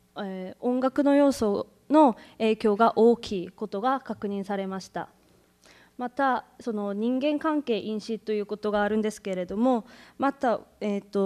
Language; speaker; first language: Japanese; non-native, fluent; Korean